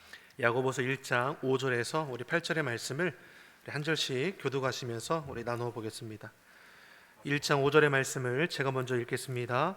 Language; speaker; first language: Korean; native; Korean